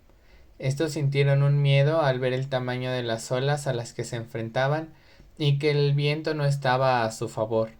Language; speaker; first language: Spanish; native; Spanish